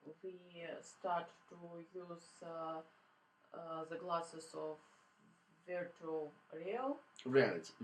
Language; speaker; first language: English; non-native, learner; Russian